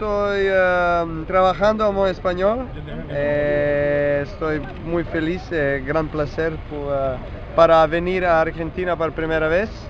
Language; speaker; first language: Spanish; non-native, learner; Serbian